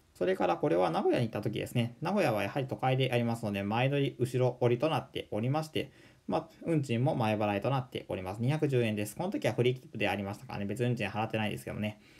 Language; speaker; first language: Japanese; native; Japanese